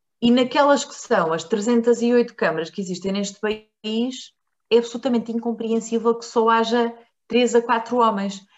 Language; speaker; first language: Portuguese; native; Portuguese